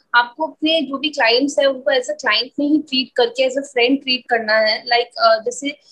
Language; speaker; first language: Hindi; native; Hindi